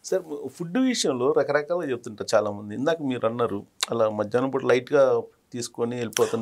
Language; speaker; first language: Telugu; native; Telugu